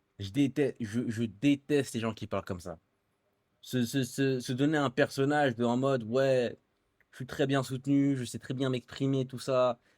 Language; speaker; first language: French; native; French